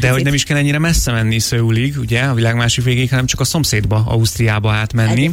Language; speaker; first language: Hungarian; native; Hungarian